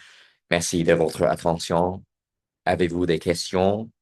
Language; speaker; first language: French; non-native, learner; English